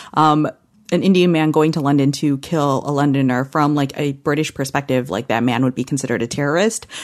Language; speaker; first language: English; early bilingual, other home language; Hindi